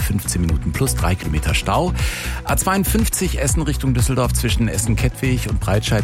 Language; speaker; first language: German; native; German